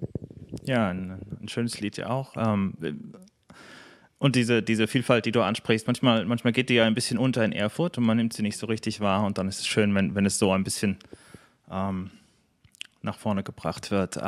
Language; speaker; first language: German; native; German